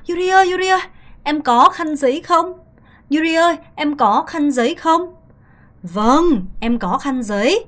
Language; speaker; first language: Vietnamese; non-native, fluent; Korean